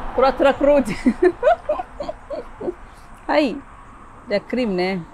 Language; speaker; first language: Japanese; non-native, learner; Arabic